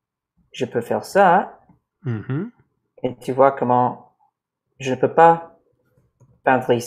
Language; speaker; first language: French; non-native, learner; English